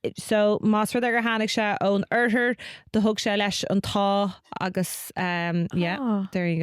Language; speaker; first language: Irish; non-native, local second language; English